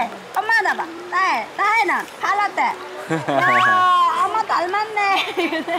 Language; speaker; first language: Korean; non-native, learner; Khmer